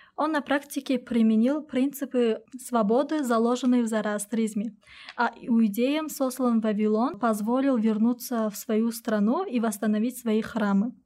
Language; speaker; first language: Russian; non-native, local second language; Tajik